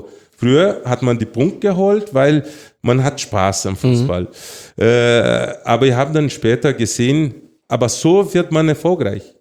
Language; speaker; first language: German; non-native, fluent; Portuguese